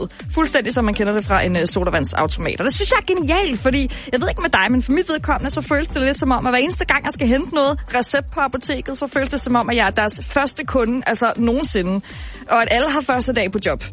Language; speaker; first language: Danish; native; Danish